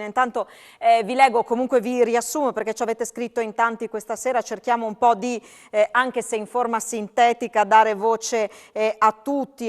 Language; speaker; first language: Italian; native; Italian